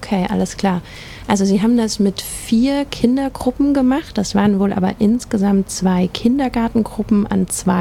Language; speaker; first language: German; native; German